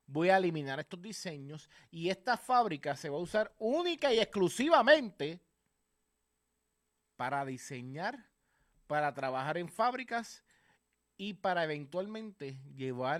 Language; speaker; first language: Spanish; native; Spanish